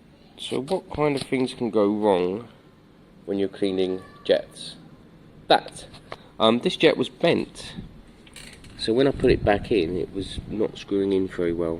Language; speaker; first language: English; native; English